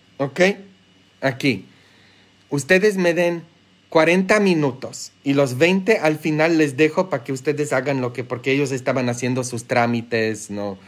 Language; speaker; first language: Spanish; non-native, fluent; Polish